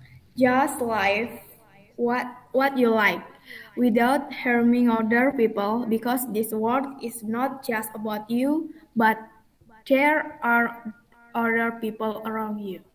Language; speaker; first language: English; non-native, learner; Indonesian